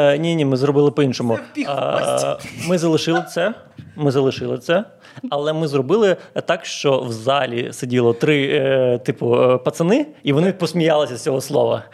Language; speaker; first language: Ukrainian; non-native, local second language; Russian